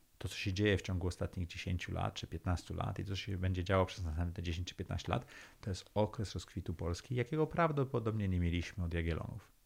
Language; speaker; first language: Polish; early bilingual, heritage; Polish